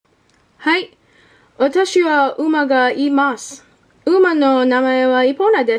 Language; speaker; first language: Japanese; non-native, learner; English